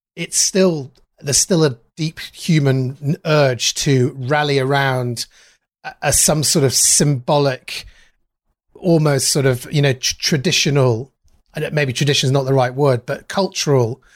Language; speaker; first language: English; native; English